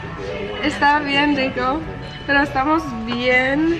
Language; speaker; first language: Spanish; early bilingual, heritage; Spanish